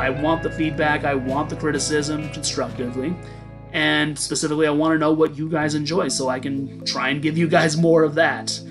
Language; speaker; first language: English; native; English